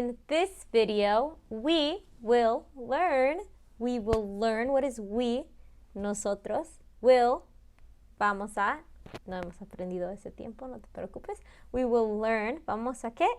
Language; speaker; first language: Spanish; early bilingual, heritage; Spanish